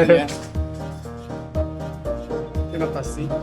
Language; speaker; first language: Indonesian; non-native, learner; Korean